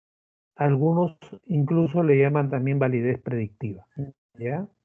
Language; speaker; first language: Spanish; native; Spanish